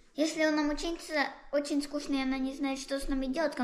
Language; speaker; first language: Russian; early bilingual, heritage; Russian